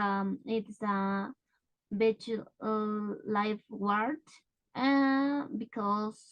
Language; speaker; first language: English; non-native, learner; Spanish